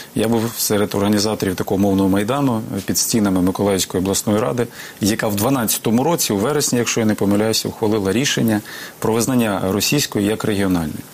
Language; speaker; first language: Ukrainian; native; Ukrainian